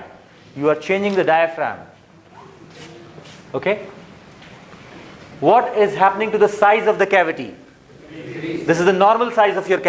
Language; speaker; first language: English; non-native, fluent; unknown